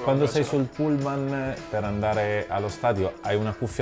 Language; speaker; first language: Italian; native; Italian